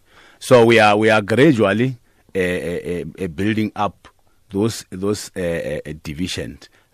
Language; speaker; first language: English; non-native, local second language; Northern Sotho